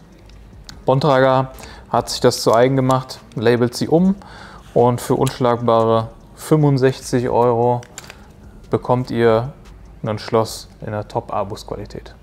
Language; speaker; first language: German; native; German